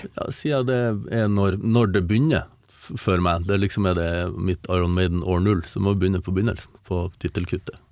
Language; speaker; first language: Norwegian; native; Norwegian